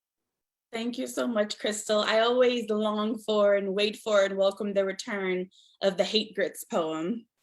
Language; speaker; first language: English; native; English